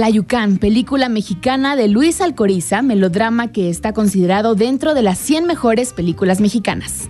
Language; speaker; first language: Spanish; native; Spanish